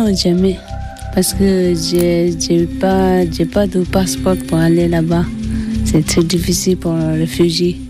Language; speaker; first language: French; non-native, learner; Tibetan